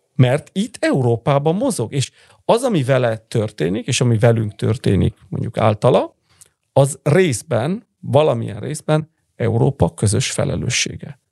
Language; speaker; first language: Hungarian; early bilingual, heritage; Italian